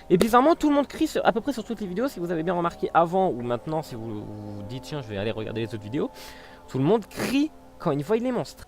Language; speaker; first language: French; native; French